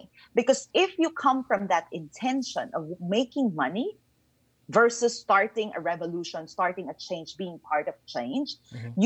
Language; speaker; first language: English; non-native, local second language; Filipino